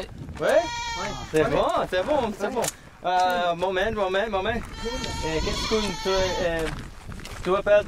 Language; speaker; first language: French; non-native, learner; English